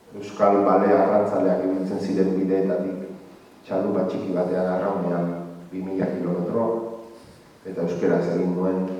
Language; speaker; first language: Basque; non-native, local second language; Spanish